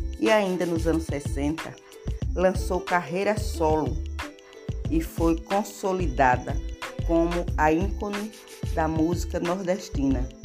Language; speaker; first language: Portuguese; native; Portuguese